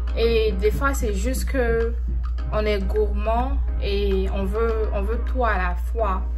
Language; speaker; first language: French; native; French